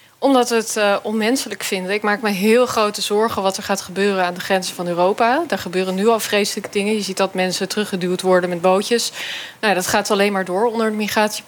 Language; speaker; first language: Dutch; native; Dutch